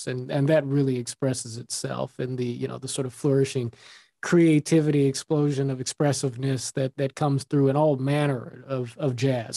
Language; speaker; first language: English; native; English